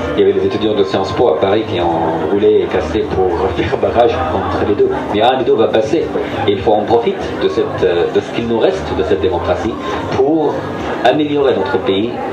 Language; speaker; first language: French; non-native, fluent; Arabic